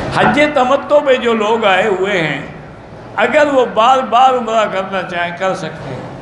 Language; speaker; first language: Urdu; early bilingual, heritage; Urdu